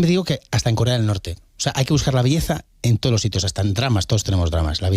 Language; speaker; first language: Spanish; native; Spanish